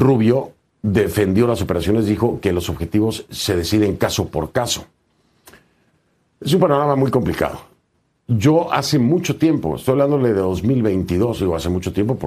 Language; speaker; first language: Spanish; native; Spanish